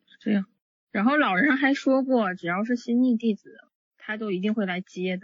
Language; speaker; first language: Chinese; native; Chinese